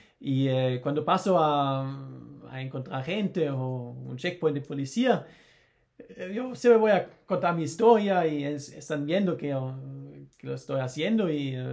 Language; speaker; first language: Spanish; non-native, learner; German